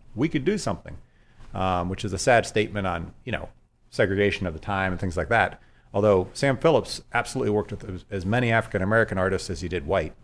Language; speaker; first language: English; native; English